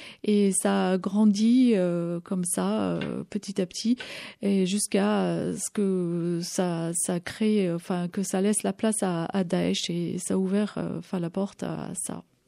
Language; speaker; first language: French; native; French